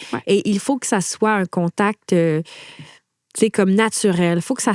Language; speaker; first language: French; native; French